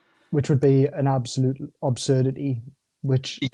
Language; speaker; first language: English; native; English